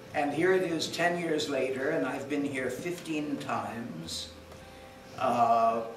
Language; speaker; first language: English; native; English